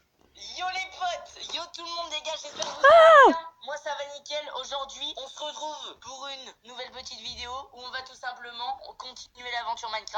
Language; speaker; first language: French; native; French